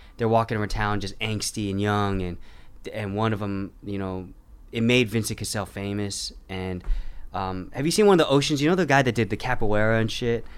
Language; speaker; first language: English; native; English